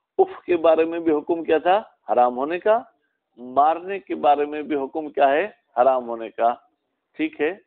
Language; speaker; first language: Urdu; non-native, local second language; Sindhi